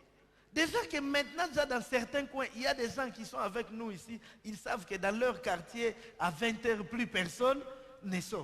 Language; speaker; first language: French; non-native, local second language; Lingala